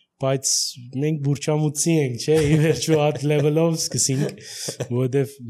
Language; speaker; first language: Armenian; early bilingual, heritage; Armenian